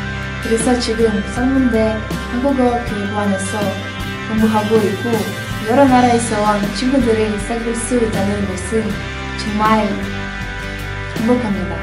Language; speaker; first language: Korean; non-native, fluent; Russian